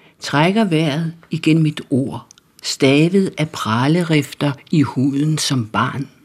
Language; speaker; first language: Danish; native; Danish